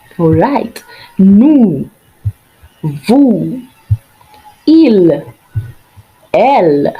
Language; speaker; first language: French; non-native, fluent; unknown